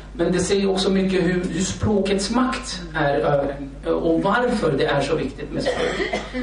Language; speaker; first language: Swedish; early bilingual, other home language; Kurdish